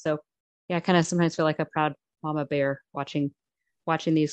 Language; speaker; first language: English; native; English